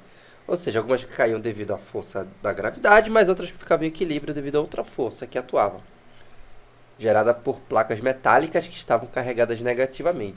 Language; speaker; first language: Portuguese; native; Portuguese